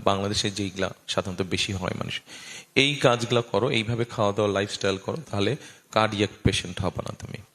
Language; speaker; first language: Bangla; native; Bangla